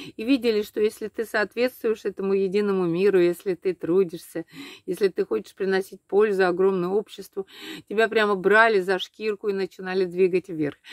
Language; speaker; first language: Russian; native; Russian